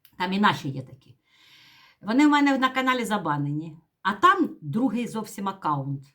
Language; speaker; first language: Ukrainian; native; Ukrainian